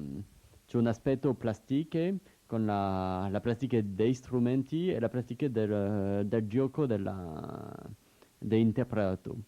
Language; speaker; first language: Italian; non-native, learner; French